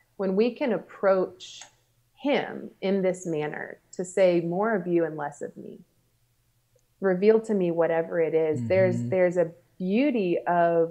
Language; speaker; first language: English; native; English